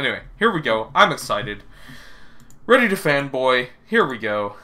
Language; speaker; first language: English; native; English